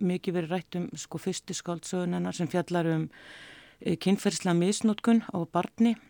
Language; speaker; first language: Icelandic; native; Icelandic